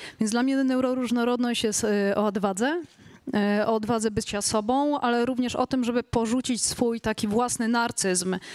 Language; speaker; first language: Polish; native; Polish